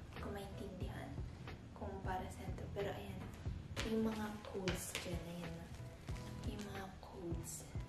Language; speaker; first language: Filipino; native; Filipino